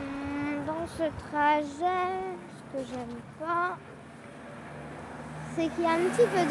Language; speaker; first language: French; native; French